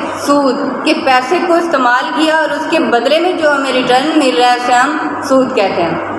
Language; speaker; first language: Urdu; non-native, local second language; Punjabi